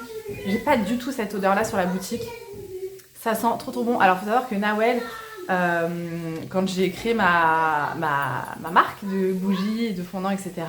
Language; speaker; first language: French; native; French